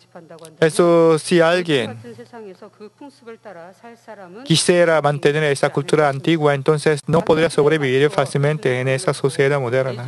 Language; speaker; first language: Spanish; non-native, learner; Korean